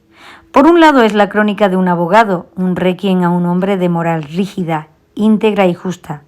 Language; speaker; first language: Spanish; native; Spanish